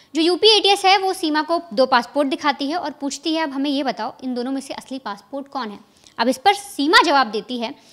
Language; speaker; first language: Hindi; native; Hindi